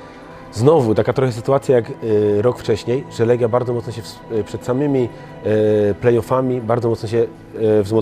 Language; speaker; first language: Polish; native; Polish